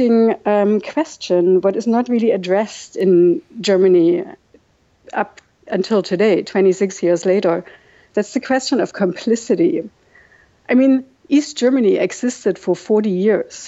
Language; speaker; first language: English; non-native, fluent; German